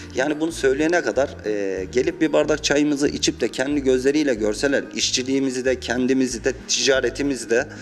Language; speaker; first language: Turkish; native; Turkish